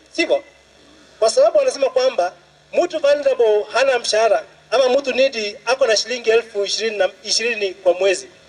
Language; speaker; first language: Swahili; non-native, local second language; Luo (Kenya and Tanzania)